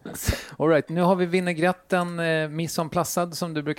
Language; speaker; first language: Swedish; native; Swedish